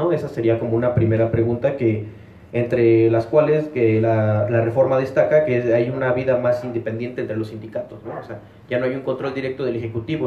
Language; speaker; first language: Spanish; native; Spanish